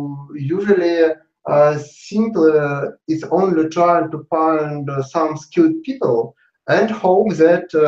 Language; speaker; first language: English; non-native, learner; Russian